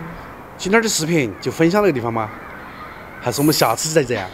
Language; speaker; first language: Chinese; native; Chinese